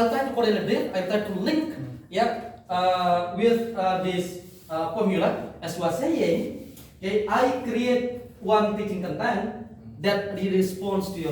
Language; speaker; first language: English; non-native, fluent; Indonesian